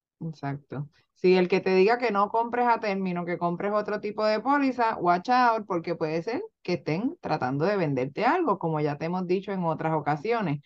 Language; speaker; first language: Spanish; native; Spanish